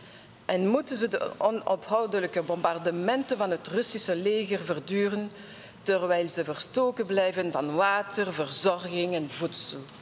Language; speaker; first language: Dutch; non-native, local second language; French